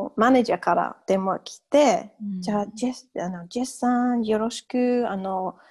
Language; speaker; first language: Japanese; non-native, learner; English